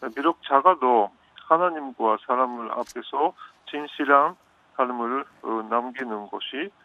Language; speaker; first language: Korean; non-native, fluent; Japanese